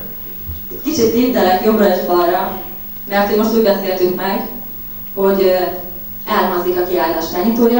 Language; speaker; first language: Hungarian; native; Hungarian